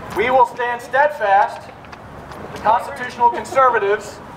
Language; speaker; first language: English; native; English